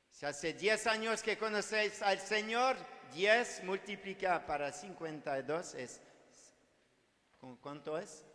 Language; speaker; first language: Spanish; non-native, learner; French